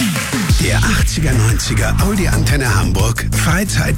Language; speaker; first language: German; native; German